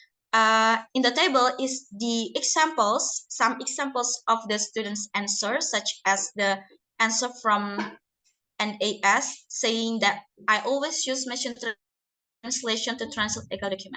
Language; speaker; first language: English; non-native, learner; Indonesian